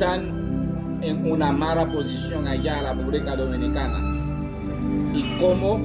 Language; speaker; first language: Spanish; non-native, local second language; Haitian Creole